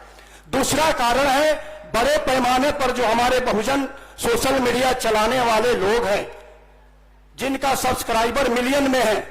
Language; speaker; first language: Hindi; native; Hindi